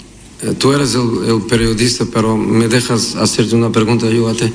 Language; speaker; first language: Spanish; non-native, fluent; Portuguese